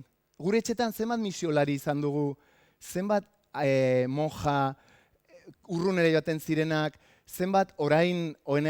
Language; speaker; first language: Basque; native; Basque